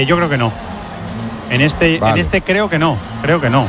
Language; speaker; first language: Spanish; native; Spanish